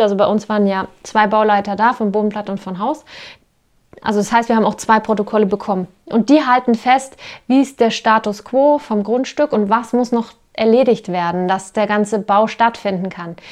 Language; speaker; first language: German; native; German